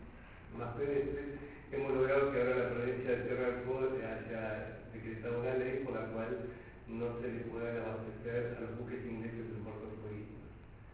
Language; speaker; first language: Spanish; native; Spanish